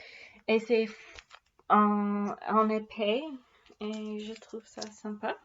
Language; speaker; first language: French; non-native, fluent; English